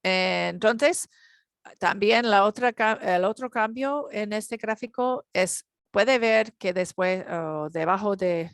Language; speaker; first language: Spanish; non-native, learner; English